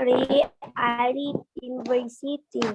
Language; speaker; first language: English; non-native, learner; Vietnamese